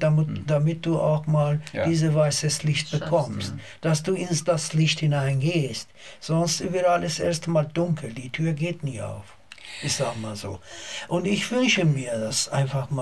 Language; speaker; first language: German; non-native, learner; Azerbaijani